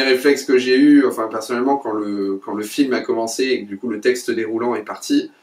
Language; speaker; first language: French; native; French